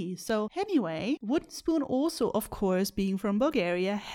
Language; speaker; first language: English; non-native, fluent; German